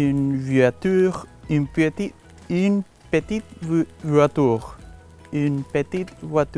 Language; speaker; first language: French; non-native, learner; Spanish